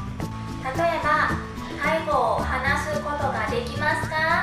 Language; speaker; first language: Japanese; non-native, fluent; Thai